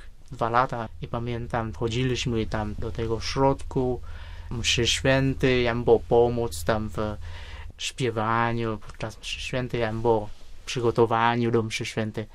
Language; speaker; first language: Polish; non-native, fluent; Vietnamese